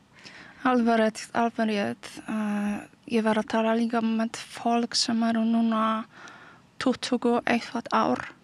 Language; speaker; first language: Icelandic; non-native, learner; Polish